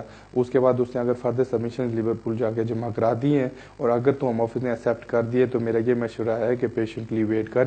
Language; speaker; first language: Urdu; native; Urdu